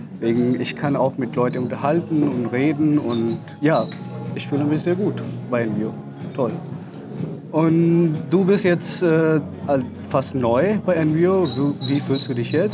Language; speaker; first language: German; non-native, learner; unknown